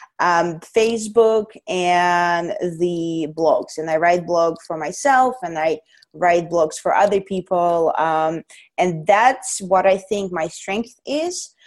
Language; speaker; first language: English; non-native, fluent; Russian